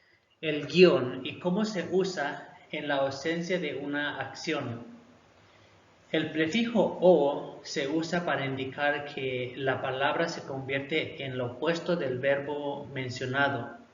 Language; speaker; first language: Spanish; non-native, local second language; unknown